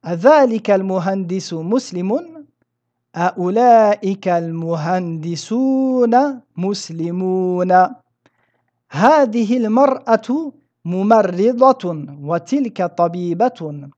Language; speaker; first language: Arabic; non-native, fluent; French